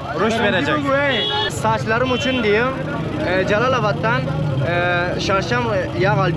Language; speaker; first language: Turkish; non-native, learner; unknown